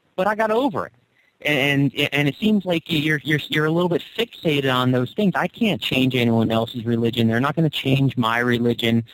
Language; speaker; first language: English; native; English